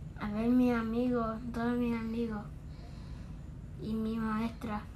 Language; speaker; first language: Spanish; early bilingual, heritage; Spanish